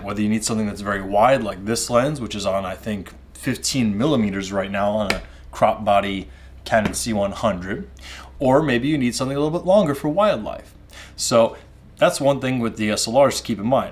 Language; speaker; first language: English; native; English